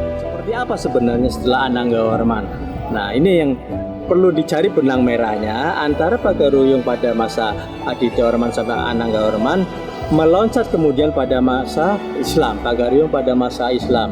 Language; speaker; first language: Indonesian; native; Indonesian